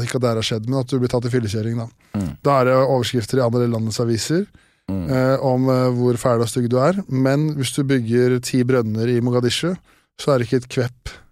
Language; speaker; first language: Norwegian; native; Norwegian